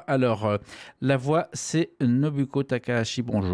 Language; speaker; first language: French; native; French